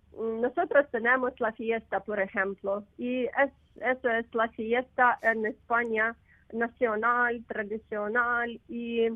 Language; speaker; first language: Spanish; non-native, learner; Ukrainian